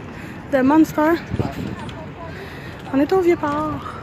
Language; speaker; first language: French; native; French